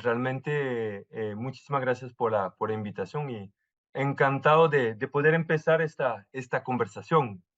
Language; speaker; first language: Spanish; non-native, fluent; French